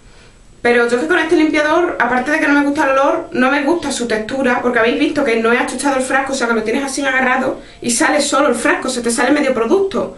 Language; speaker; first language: Spanish; native; Spanish